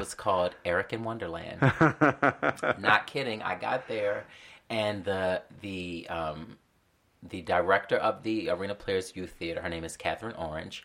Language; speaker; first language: English; native; English